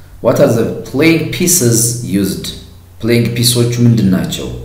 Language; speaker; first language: English; non-native, fluent; Amharic